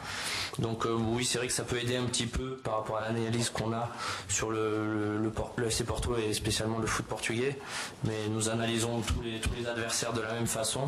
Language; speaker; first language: French; native; French